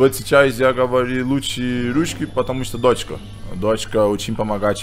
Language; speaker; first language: Russian; non-native, learner; Portuguese